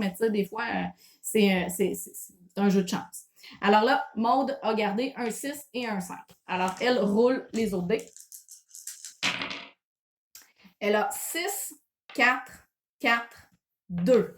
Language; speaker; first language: French; native; French